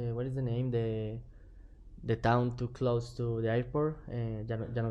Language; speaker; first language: English; non-native, learner; Spanish